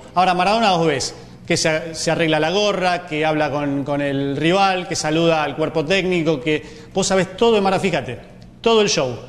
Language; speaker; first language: Spanish; native; Spanish